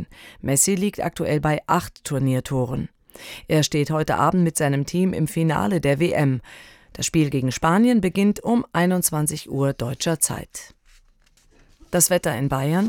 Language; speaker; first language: German; native; German